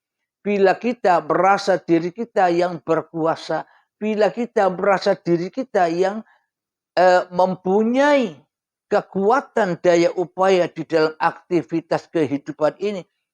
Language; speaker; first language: Indonesian; non-native, local second language; Javanese